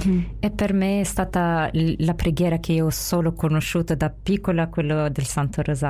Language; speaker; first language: Italian; non-native, fluent; Arabic